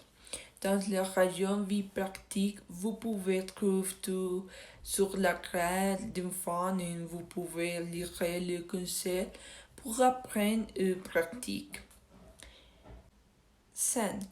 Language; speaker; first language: French; non-native, learner; Spanish